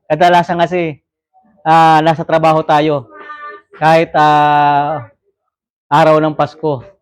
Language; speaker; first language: Filipino; native; Filipino